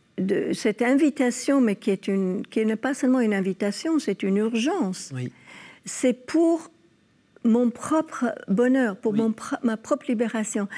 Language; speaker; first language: French; non-native, fluent; English